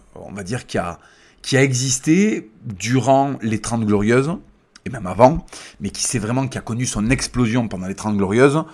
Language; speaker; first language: French; native; French